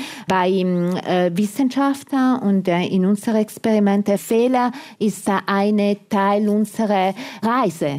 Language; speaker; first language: German; non-native, fluent; Italian